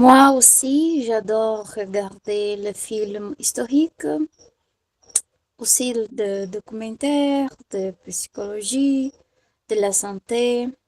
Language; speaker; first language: French; non-native, learner; Portuguese